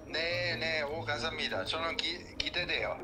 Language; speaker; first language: Korean; non-native, fluent; Italian